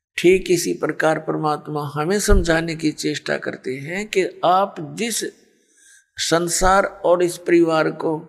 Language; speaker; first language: Hindi; native; Hindi